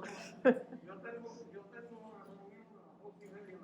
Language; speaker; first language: Spanish; native; Spanish